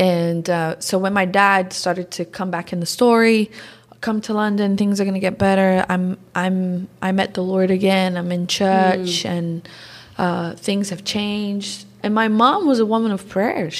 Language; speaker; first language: English; early bilingual, other home language; Portuguese